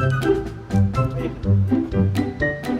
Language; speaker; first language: Russian; native; Russian